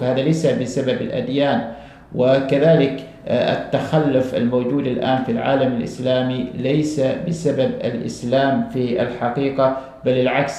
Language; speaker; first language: Arabic; native; Arabic